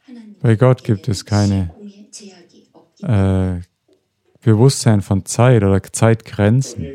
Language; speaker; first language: German; non-native, fluent; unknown